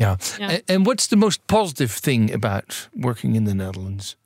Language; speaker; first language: English; non-native, fluent; Dutch